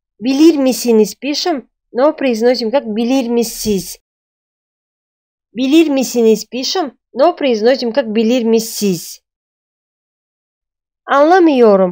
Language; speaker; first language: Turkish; non-native, fluent; Russian